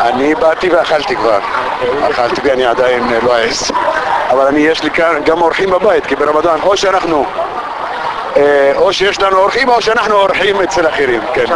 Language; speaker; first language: Hebrew; non-native, local second language; Arabic